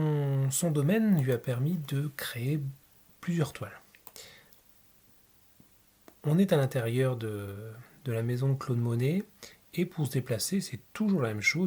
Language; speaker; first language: French; native; French